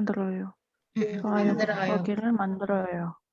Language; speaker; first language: Korean; non-native, learner; Indonesian